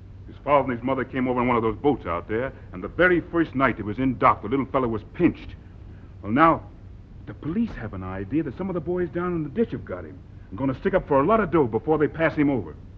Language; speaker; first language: English; native; English